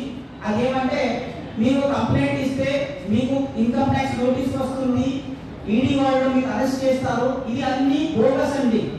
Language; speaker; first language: Telugu; non-native, local second language; Urdu